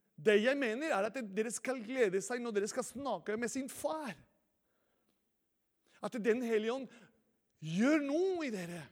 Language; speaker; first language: Norwegian; non-native, fluent; Spanish